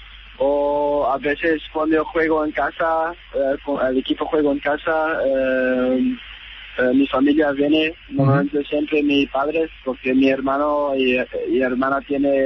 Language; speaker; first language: Spanish; non-native, learner; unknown